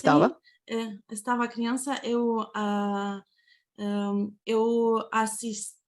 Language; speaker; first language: Portuguese; non-native, learner; Ukrainian